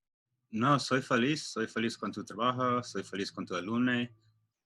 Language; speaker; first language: Spanish; non-native, learner; English